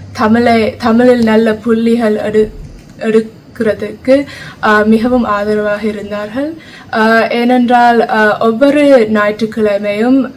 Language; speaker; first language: Tamil; early bilingual, heritage; Tamil